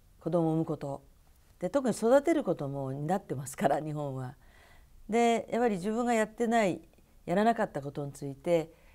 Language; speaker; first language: Japanese; native; Japanese